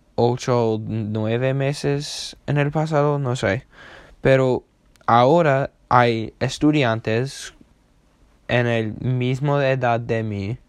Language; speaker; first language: Spanish; non-native, learner; English